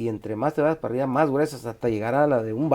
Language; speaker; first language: Spanish; native; Spanish